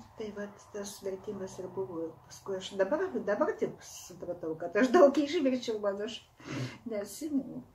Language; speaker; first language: Lithuanian; non-native, local second language; Polish